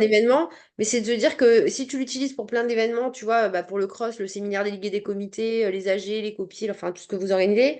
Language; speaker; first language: French; native; French